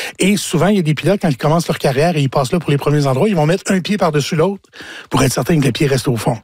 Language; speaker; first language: French; native; French